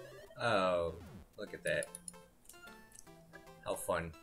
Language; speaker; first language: English; native; English